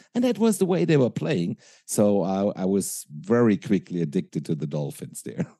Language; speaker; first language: English; non-native, fluent; German